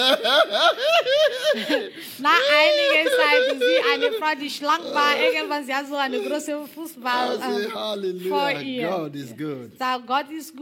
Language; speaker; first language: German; non-native, learner; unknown